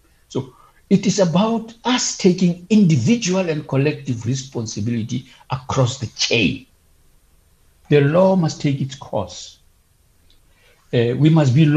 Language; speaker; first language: English; non-native, local second language; Southern Sotho